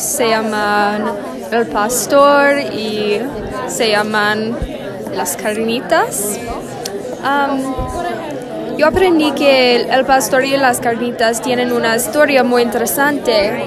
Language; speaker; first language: Spanish; non-native, learner; English